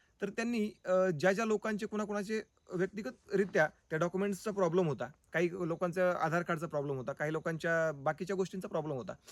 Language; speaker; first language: Marathi; native; Marathi